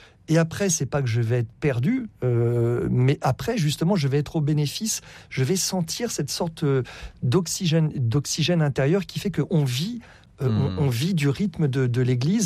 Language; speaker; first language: French; native; French